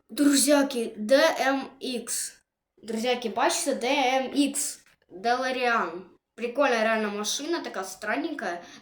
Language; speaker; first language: Ukrainian; non-native, local second language; Russian